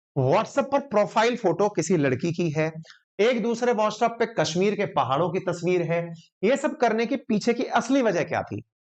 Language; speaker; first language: Hindi; native; Hindi